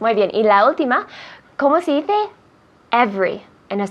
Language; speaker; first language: Spanish; non-native, fluent; English